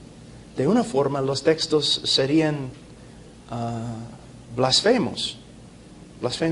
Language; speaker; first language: Spanish; non-native, fluent; English